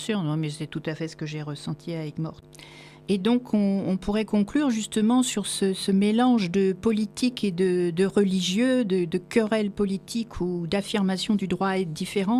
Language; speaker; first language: French; native; French